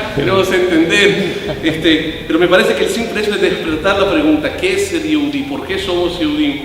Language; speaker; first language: Spanish; native; Spanish